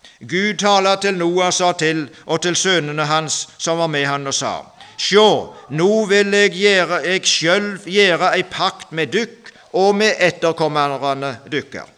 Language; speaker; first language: Norwegian; native; Norwegian